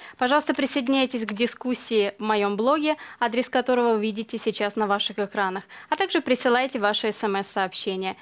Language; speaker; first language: Russian; native; Russian